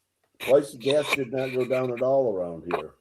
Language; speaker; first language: English; native; English